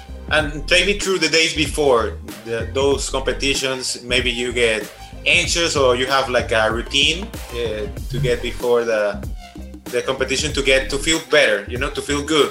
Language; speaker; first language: English; non-native, fluent; Spanish